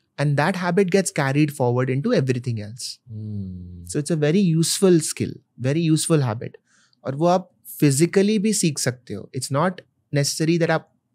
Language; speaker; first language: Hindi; non-native, local second language; Malayalam